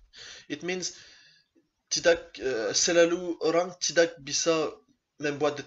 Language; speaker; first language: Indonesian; non-native, learner; French